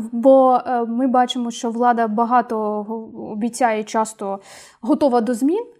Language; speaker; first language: Ukrainian; native; Ukrainian